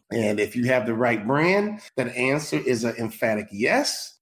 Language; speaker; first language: English; native; English